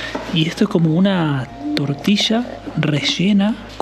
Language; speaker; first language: Spanish; native; Spanish